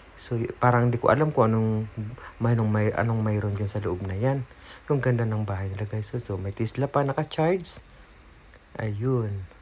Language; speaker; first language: Filipino; non-native, local second language; Cebuano